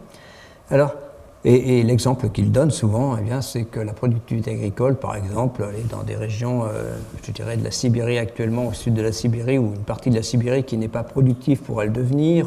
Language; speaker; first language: French; native; French